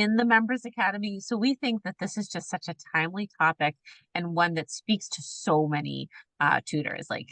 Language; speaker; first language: English; native; English